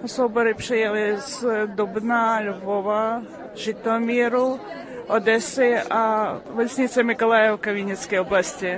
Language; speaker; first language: Czech; early bilingual, heritage; Czech